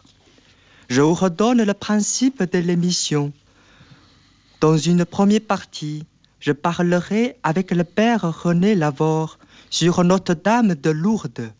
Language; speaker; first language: French; non-native, fluent; Chinese